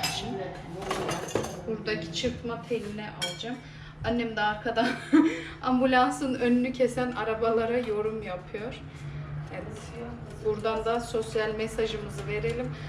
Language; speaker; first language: Turkish; native; Turkish